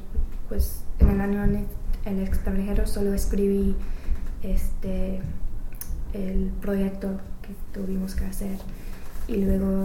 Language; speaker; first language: Spanish; non-native, learner; English